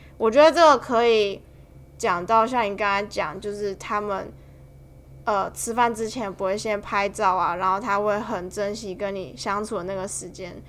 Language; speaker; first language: Chinese; native; Chinese